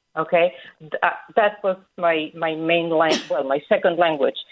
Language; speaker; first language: English; native; English